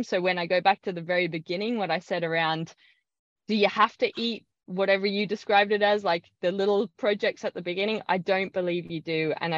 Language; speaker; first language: English; native; English